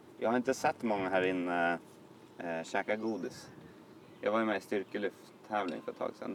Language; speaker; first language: Swedish; native; Swedish